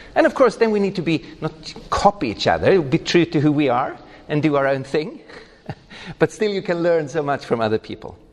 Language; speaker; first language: English; non-native, fluent; Swedish